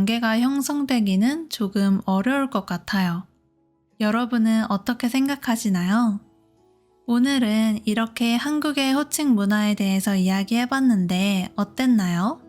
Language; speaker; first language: Korean; native; Korean